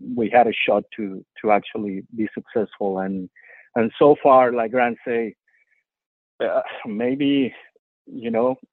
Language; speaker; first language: English; non-native, fluent; Spanish